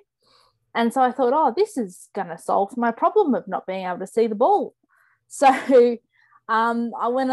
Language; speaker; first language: English; native; English